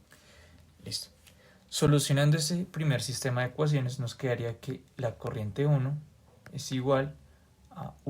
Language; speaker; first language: Spanish; native; Spanish